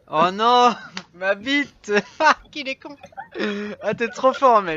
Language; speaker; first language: French; native; French